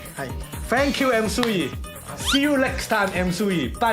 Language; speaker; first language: English; non-native, fluent; Cantonese